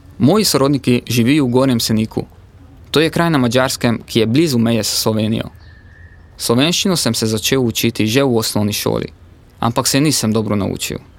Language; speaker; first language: Slovenian; non-native, fluent; Hungarian